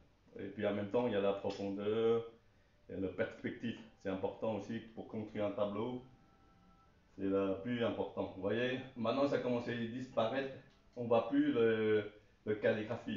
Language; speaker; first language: French; non-native, learner; Chinese